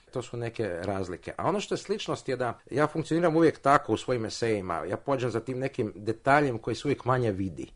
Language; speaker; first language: Croatian; native; Croatian